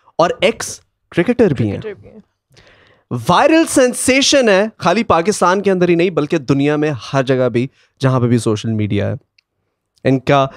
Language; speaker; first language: Urdu; native; Urdu